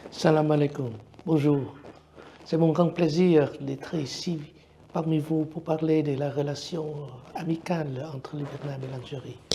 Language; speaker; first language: French; non-native, fluent; Vietnamese